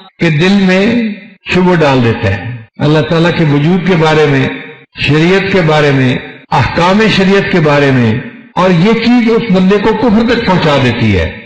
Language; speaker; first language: Urdu; non-native, local second language; Punjabi